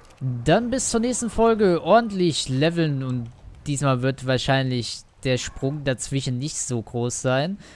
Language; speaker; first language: German; native; German